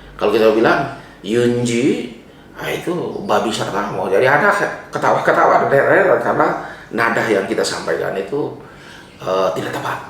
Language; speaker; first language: Indonesian; non-native, local second language; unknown